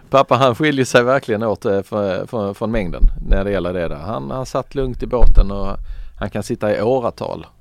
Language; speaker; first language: Swedish; early bilingual, other home language; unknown